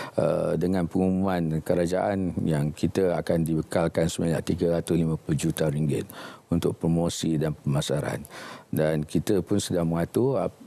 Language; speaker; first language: Malay; native; Malay